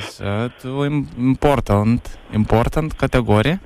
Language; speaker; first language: English; non-native, learner; Lithuanian